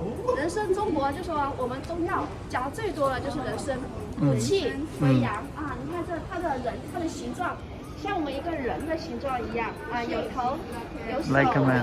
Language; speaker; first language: Chinese; native; Chinese